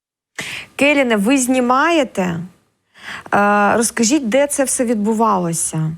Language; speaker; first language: Ukrainian; native; Ukrainian